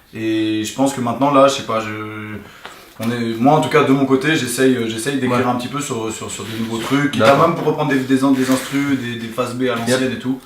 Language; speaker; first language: French; native; French